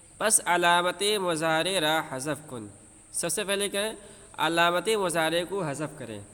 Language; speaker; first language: Urdu; native; Urdu